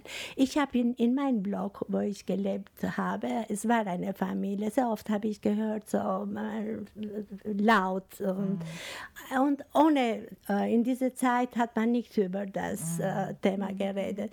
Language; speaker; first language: German; non-native, fluent; Albanian